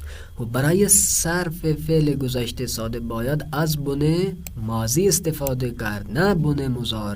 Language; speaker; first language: Persian; non-native, fluent; Urdu